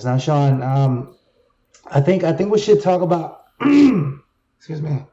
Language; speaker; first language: English; native; English